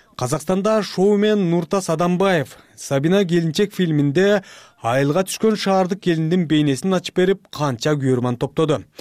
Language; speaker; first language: Kyrgyz; native; Kyrgyz